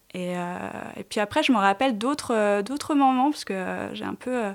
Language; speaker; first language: French; native; French